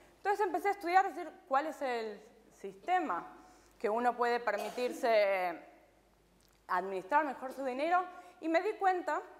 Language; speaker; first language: Spanish; native; Spanish